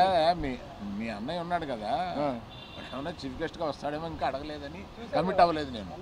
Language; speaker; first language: Telugu; native; Telugu